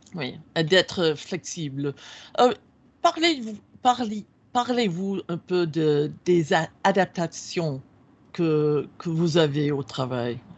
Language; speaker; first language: French; non-native, fluent; English